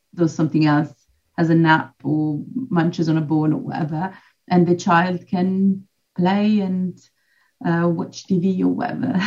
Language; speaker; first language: English; non-native, fluent; Italian